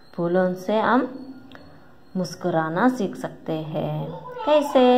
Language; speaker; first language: Hindi; non-native, local second language; Kannada